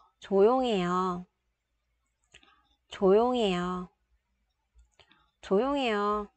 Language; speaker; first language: Korean; non-native, fluent; Vietnamese